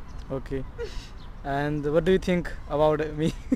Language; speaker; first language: English; non-native, local second language; Hindi